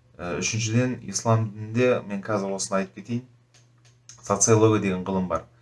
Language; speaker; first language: Kazakh; native; Kazakh